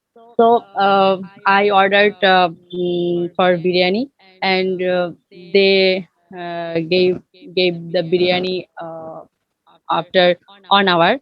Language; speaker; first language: English; non-native, learner; Bangla